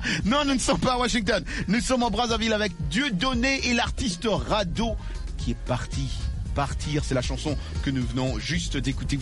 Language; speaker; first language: French; non-native, local second language; Lingala